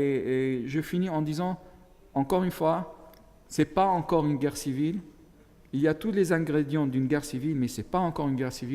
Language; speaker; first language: French; non-native, fluent; Arabic